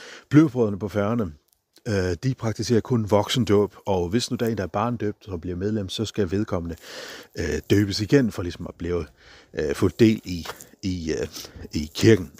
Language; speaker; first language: Danish; non-native, local second language; Faroese